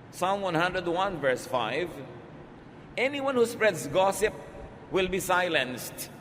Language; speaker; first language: English; non-native, local second language; Filipino